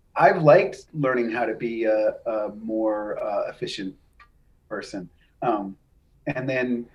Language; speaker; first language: English; native; English